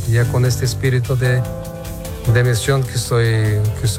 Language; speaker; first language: Spanish; non-native, fluent; Portuguese